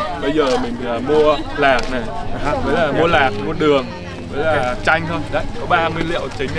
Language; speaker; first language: Vietnamese; native; Vietnamese